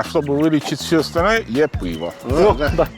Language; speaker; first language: Ukrainian; non-native, learner; Italian